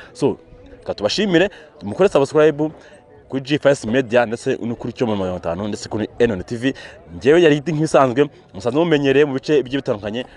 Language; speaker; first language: Kinyarwanda; native; Kinyarwanda